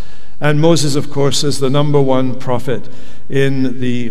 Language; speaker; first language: English; native; English